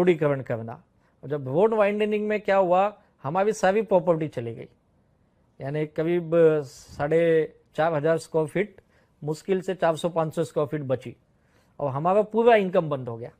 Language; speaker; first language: Hindi; native; Hindi